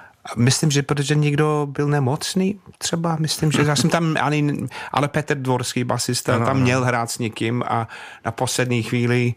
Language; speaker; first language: Czech; non-native, fluent; English